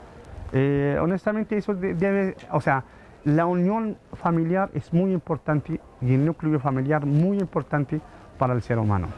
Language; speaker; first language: Spanish; non-native, fluent; Arabic